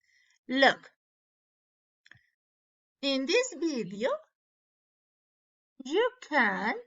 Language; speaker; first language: English; non-native, learner; Spanish